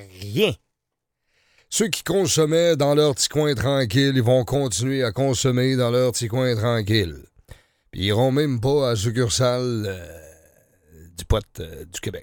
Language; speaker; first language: French; native; French